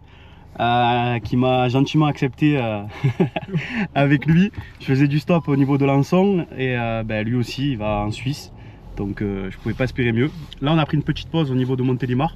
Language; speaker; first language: French; native; French